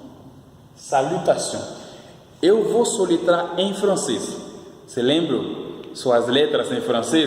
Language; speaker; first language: Portuguese; non-native, fluent; Haitian Creole